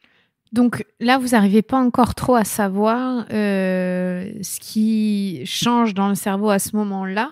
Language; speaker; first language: French; native; French